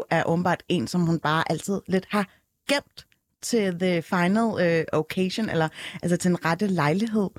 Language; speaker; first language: Danish; early bilingual, other home language; Arabic